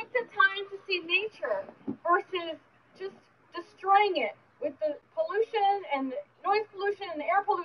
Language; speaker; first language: English; native; English